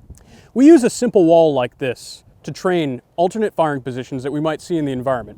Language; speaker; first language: English; native; English